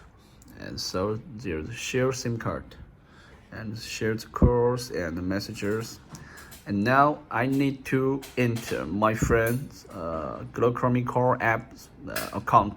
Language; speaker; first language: English; non-native, learner; Chinese